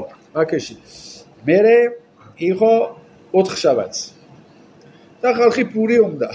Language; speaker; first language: Georgian; non-native, learner; French